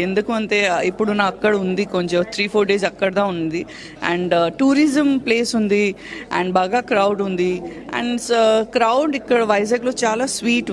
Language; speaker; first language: Telugu; non-native, learner; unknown